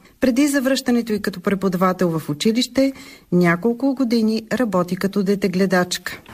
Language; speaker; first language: Bulgarian; native; Bulgarian